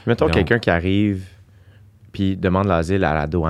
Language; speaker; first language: French; native; French